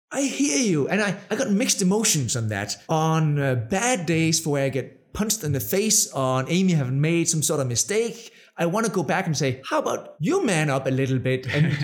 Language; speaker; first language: English; non-native, fluent; Danish